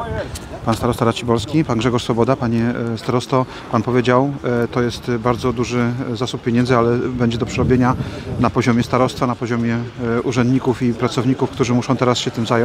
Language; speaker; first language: Polish; native; Polish